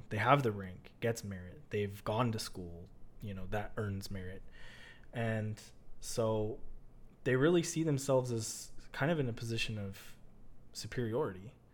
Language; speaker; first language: English; native; English